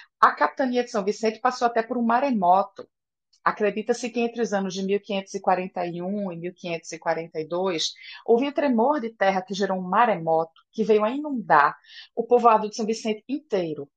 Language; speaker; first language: Portuguese; native; Portuguese